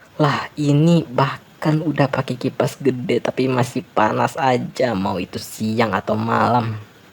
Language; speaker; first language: Indonesian; non-native, local second language; Minangkabau